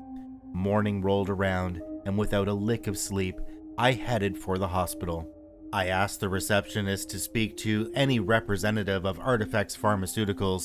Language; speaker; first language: English; native; English